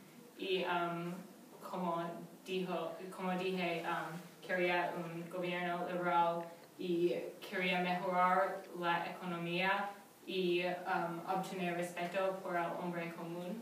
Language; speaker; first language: Spanish; non-native, learner; English